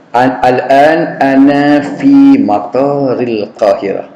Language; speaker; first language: Arabic; non-native, fluent; Malay